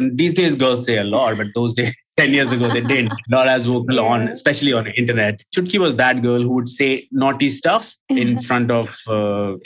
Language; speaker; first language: English; non-native, local second language; Hindi